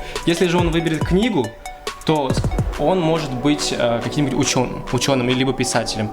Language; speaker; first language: Russian; native; Russian